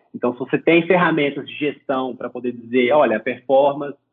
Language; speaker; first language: Portuguese; native; Portuguese